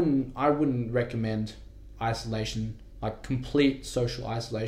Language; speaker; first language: English; native; English